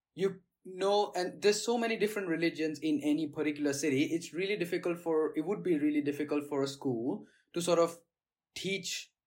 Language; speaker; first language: English; non-native, local second language; Gujarati